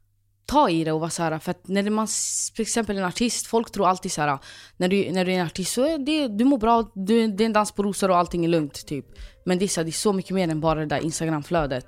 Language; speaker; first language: Swedish; native; Swedish